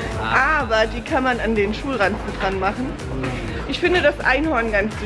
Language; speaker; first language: German; native; German